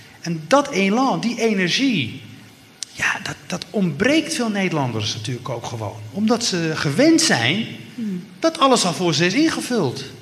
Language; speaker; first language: Dutch; early bilingual, other home language; Riffian